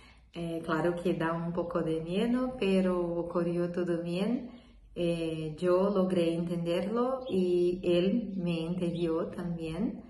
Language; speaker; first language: Spanish; non-native, learner; Portuguese